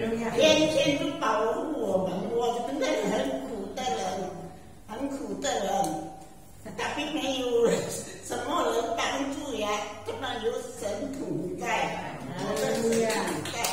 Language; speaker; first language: Chinese; early bilingual, heritage; Indonesian